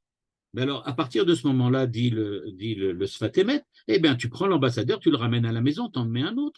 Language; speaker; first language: French; native; French